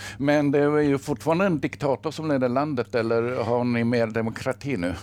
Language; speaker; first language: Swedish; native; Swedish